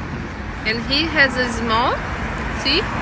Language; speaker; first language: English; non-native, learner; Portuguese